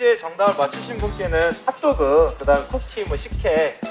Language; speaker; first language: Korean; native; Korean